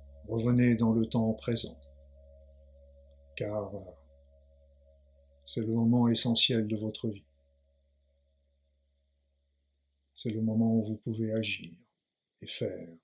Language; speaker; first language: French; native; French